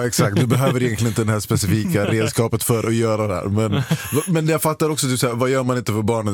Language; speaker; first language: Swedish; native; Swedish